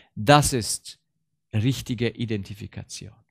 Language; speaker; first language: German; early bilingual, heritage; Romanian